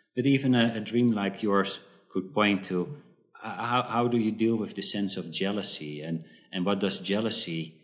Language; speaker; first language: English; early bilingual, other home language; Dutch